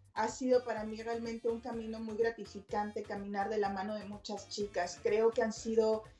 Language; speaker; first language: Spanish; native; Spanish